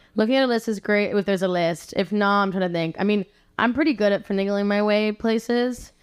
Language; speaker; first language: English; non-native, fluent; Italian